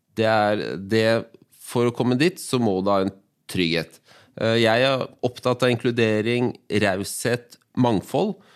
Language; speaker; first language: Norwegian; native; Norwegian